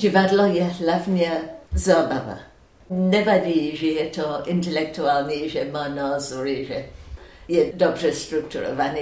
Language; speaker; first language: Czech; non-native, fluent; English